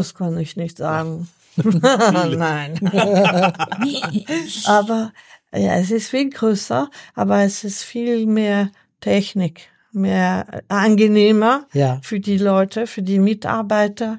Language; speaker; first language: German; non-native, learner; French